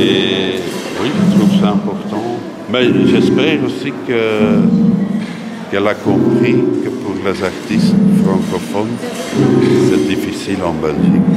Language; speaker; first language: French; non-native, local second language; Dutch